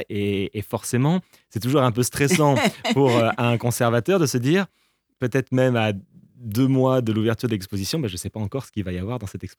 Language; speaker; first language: French; native; French